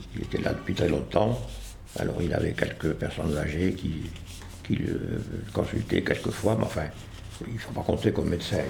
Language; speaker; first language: French; native; French